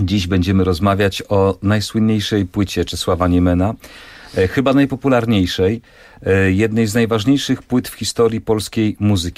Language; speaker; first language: Polish; native; Polish